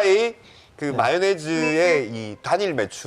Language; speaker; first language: Korean; native; Korean